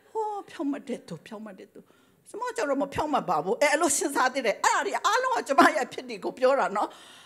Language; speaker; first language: Burmese; non-native, local second language; Tedim Chin